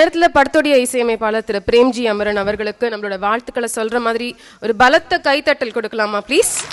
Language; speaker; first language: Tamil; native; Tamil